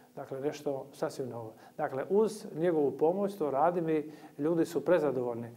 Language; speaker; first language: Croatian; non-native, local second language; Albanian